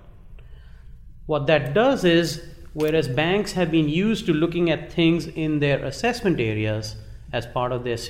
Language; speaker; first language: English; non-native, local second language; Hindi